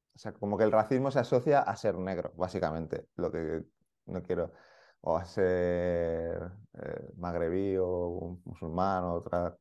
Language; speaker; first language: Spanish; native; Spanish